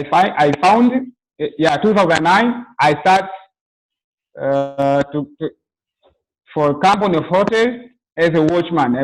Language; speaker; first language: English; non-native, local second language; Swahili